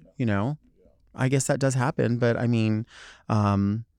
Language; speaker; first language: English; native; English